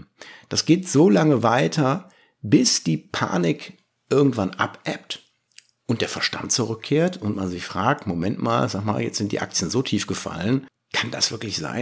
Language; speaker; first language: German; native; German